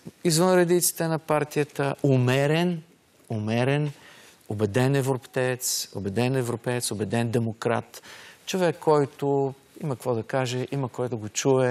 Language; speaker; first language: Bulgarian; native; Bulgarian